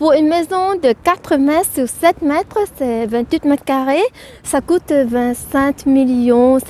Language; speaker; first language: French; non-native, fluent; Vietnamese